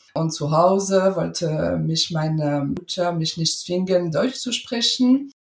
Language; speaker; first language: German; non-native, fluent; French